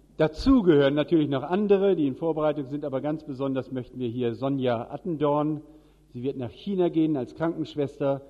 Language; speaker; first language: German; native; German